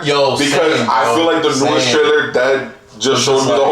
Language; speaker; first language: English; native; English